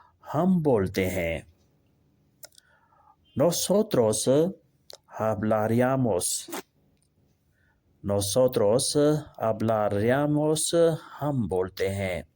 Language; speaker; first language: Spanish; non-native, learner; Urdu